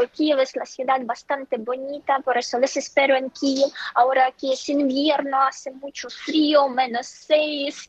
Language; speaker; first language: Spanish; non-native, fluent; Ukrainian